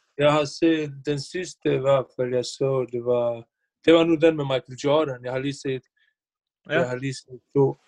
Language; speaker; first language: Danish; early bilingual, other home language; Bosnian